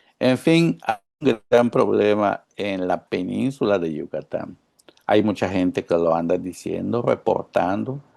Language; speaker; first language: Spanish; non-native, local second language; Yucateco